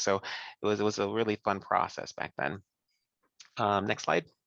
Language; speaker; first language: English; native; English